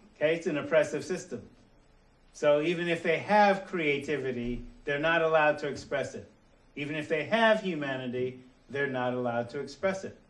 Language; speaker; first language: English; native; English